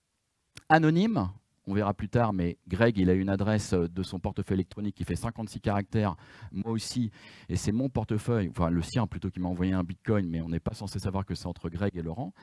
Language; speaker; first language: French; native; French